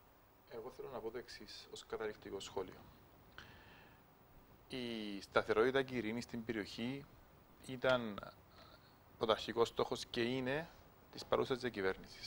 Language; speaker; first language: Greek; native; Greek